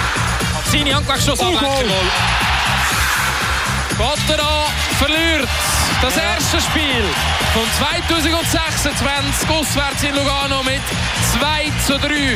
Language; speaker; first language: German; native; German